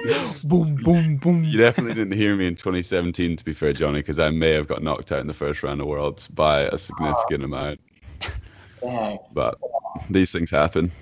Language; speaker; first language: English; native; English